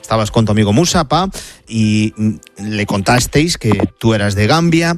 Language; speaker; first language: Spanish; native; Spanish